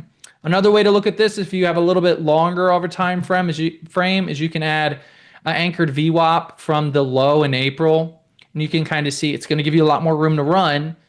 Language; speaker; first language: English; native; English